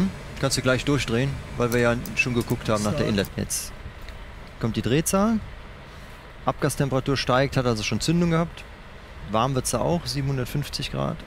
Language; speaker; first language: German; native; German